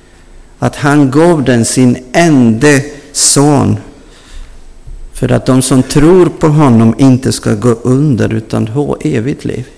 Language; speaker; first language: Swedish; non-native, fluent; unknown